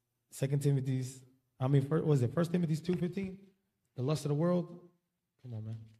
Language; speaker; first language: English; early bilingual, other home language; Spanish